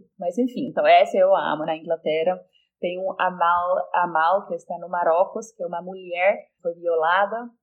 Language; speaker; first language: Portuguese; non-native, fluent; Polish